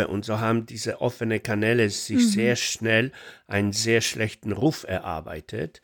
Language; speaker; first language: German; non-native, fluent; Polish